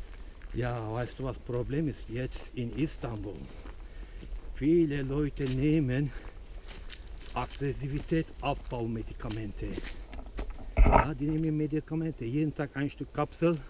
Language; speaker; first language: German; non-native, fluent; Turkish